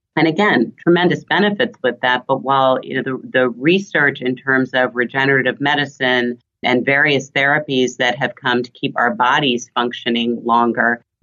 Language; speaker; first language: English; early bilingual, other home language; German